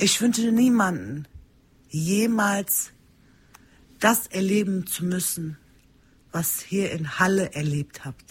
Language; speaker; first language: German; early bilingual, other home language; Turkish